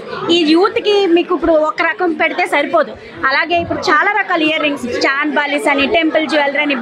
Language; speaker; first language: Telugu; native; Telugu